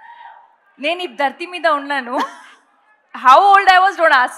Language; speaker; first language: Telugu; non-native, local second language; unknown